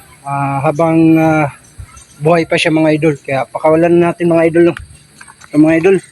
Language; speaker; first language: Filipino; native; Filipino